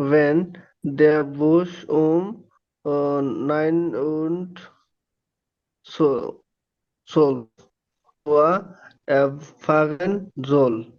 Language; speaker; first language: German; non-native, learner; Bangla